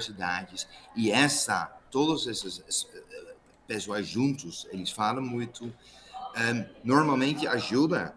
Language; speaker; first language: Portuguese; non-native, fluent; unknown